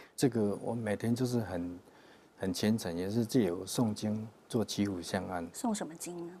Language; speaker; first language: Chinese; native; Chinese